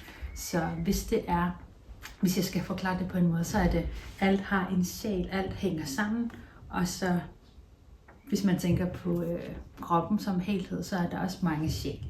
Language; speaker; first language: Danish; non-native, local second language; Kalaallisut